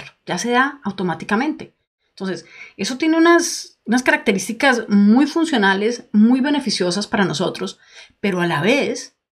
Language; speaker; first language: Spanish; native; Spanish